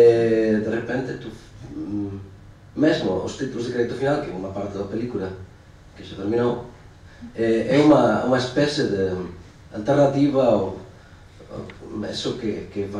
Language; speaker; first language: Portuguese; non-native, fluent; Spanish